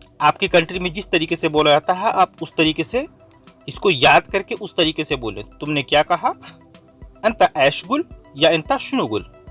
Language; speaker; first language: Hindi; native; Hindi